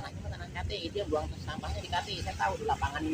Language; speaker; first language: Malay; native; Malay